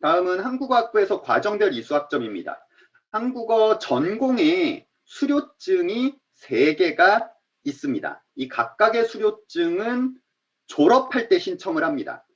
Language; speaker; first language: Korean; native; Korean